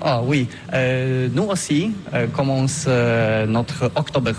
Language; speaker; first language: French; non-native, learner; Polish